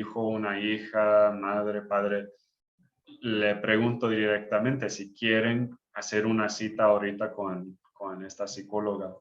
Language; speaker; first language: Spanish; early bilingual, heritage; English